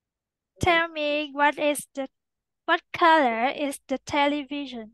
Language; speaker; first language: English; non-native, fluent; Vietnamese